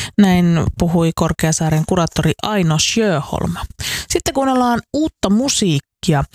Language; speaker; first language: Finnish; native; Finnish